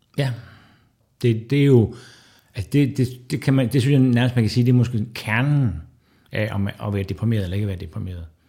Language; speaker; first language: Danish; native; Danish